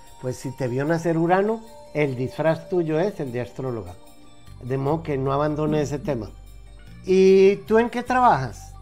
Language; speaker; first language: Spanish; native; Spanish